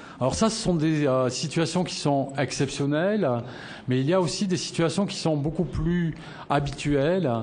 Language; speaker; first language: French; native; French